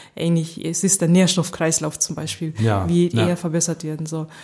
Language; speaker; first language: German; early bilingual, heritage; Japanese